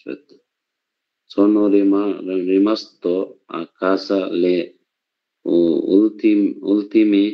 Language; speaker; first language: Italian; non-native, learner; Bangla